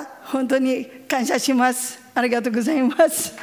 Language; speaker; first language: Japanese; non-native, learner; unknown